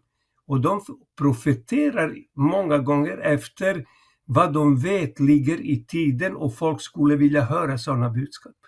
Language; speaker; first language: Swedish; non-native, fluent; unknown